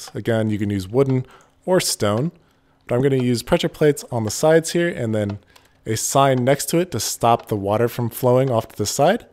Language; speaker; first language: English; native; English